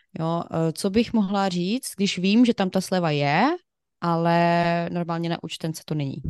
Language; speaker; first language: Czech; non-native, fluent; Ukrainian